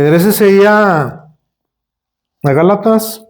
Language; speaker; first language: Spanish; native; Spanish